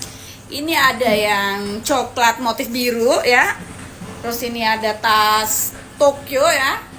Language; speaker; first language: Indonesian; native; Indonesian